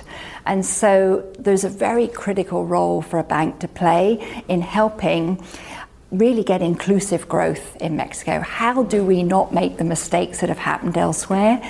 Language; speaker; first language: English; native; English